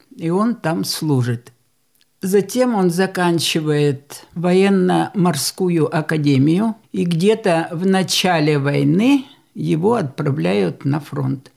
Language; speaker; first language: Russian; native; Russian